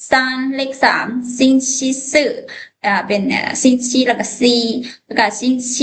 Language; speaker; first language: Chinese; non-native, fluent; Lao